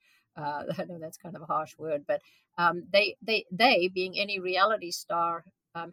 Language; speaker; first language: English; native; English